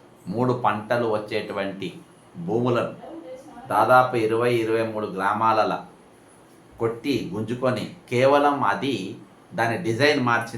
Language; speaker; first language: Telugu; native; Telugu